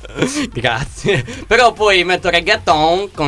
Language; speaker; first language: Italian; native; Italian